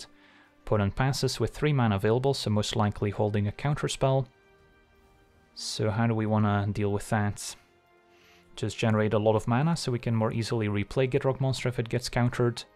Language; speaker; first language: English; native; English